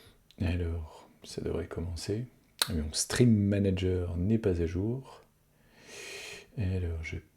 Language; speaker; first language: French; native; French